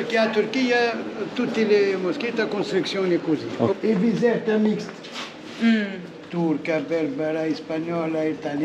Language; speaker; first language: Italian; non-native, learner; Arabic